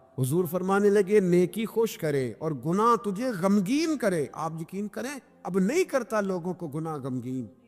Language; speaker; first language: Urdu; non-native, local second language; Punjabi